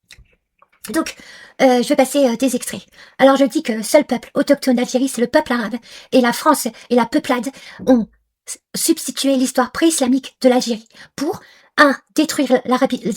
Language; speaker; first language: French; non-native, local second language; Arabic